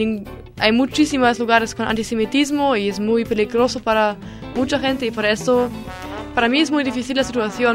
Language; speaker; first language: Spanish; non-native, learner; German